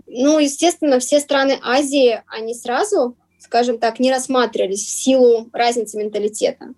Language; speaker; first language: Russian; native; Russian